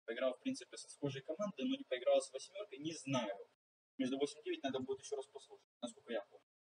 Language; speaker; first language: Russian; native; Russian